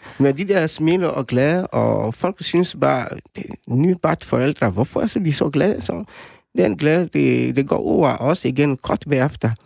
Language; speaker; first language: Danish; non-native, fluent; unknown